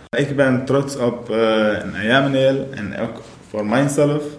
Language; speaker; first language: Dutch; non-native, fluent; Arabic